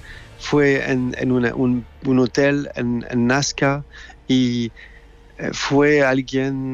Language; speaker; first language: Spanish; non-native, learner; French